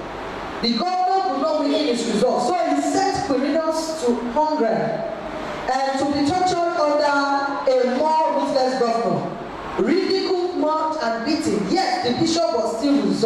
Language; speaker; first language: English; non-native, local second language; Yoruba